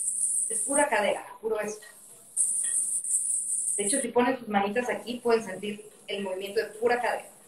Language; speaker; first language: Spanish; native; Spanish